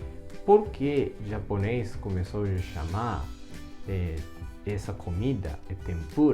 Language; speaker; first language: Portuguese; non-native, fluent; Japanese